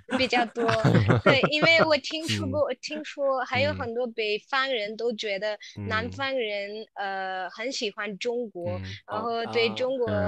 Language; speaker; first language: Chinese; non-native, local second language; Tamil